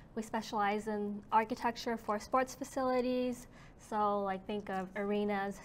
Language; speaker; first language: English; native; English